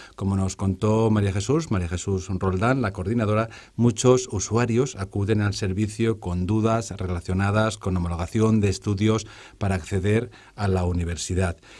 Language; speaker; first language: Spanish; native; Spanish